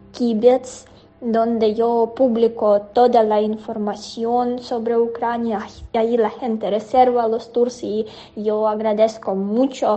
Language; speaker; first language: Spanish; non-native, fluent; Ukrainian